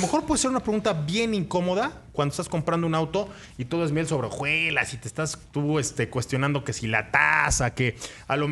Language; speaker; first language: Spanish; native; Spanish